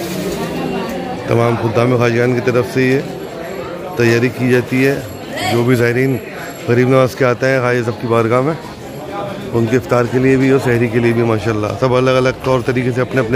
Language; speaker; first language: Urdu; native; Urdu